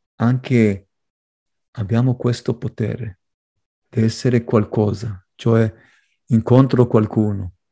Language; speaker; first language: Italian; non-native, fluent; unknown